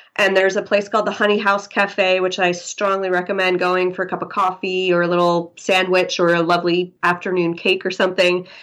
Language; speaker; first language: English; native; English